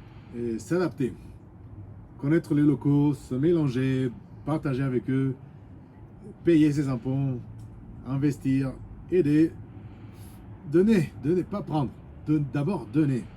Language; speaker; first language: French; non-native, fluent; Spanish